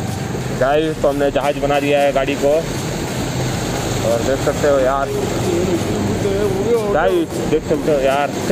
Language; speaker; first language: Hindi; non-native, local second language; Kannada